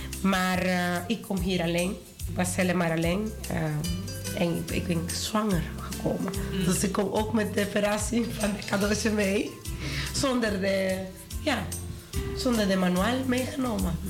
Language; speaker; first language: Dutch; non-native, learner; Spanish